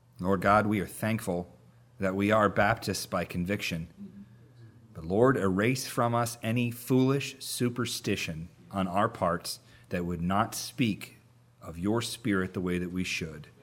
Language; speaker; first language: English; native; English